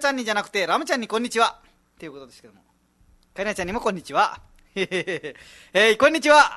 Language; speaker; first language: Japanese; non-native, fluent; Nepali